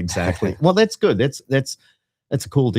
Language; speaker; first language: English; native; English